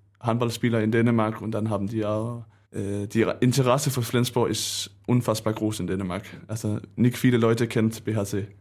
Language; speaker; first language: German; non-native, learner; Danish